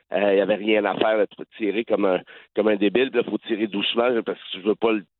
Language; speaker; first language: French; native; French